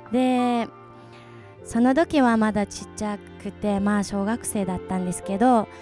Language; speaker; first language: Japanese; non-native, fluent; Mongolian